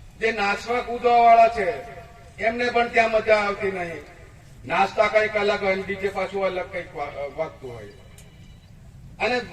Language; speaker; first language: Gujarati; non-native, local second language; Rathawi